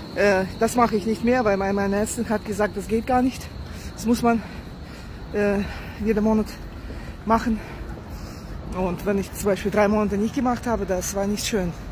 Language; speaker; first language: German; non-native, fluent; Russian